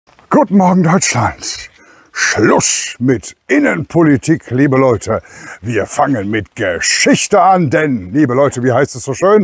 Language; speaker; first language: German; native; German